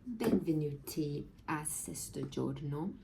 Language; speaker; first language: Italian; non-native, learner; Portuguese